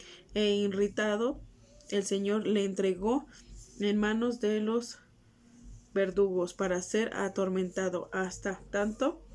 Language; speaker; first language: Spanish; native; Spanish